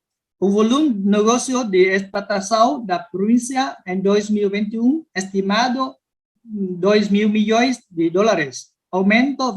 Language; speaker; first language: Portuguese; non-native, learner; Vietnamese